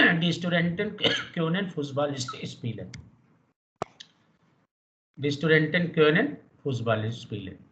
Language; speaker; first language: German; non-native, fluent; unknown